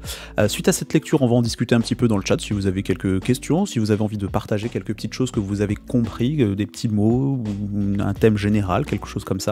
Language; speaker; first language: French; native; French